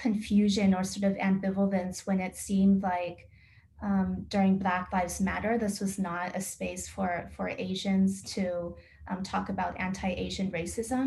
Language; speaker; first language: English; native; English